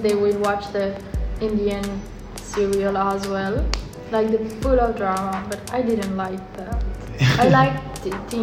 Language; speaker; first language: English; non-native, fluent; Morisyen